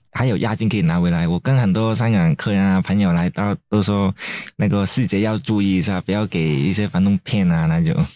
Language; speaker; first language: Chinese; non-native, fluent; Cantonese